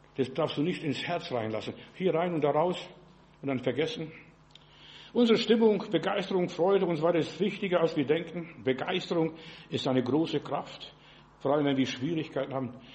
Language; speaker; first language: German; non-native, fluent; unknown